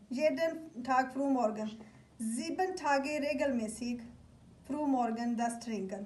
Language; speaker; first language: German; non-native, learner; Urdu